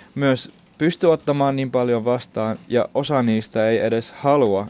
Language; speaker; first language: Finnish; non-native, fluent; Arabic